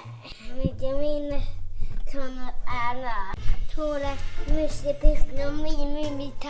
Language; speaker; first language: Japanese; early bilingual, heritage; Japanese